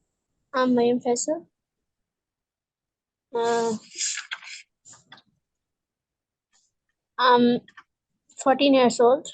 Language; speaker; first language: English; non-native, learner; Malayalam